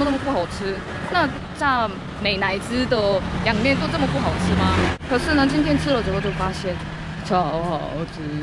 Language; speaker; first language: Chinese; non-native, fluent; Korean